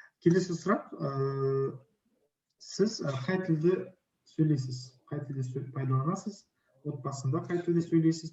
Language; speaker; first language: Kazakh; native; Kazakh